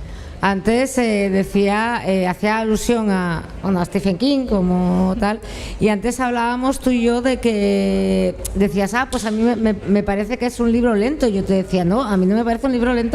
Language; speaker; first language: Spanish; native; Spanish